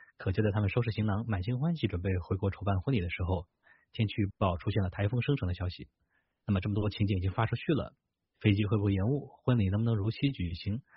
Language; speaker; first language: Chinese; native; Chinese